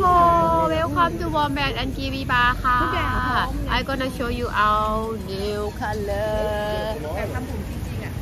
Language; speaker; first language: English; non-native, learner; Thai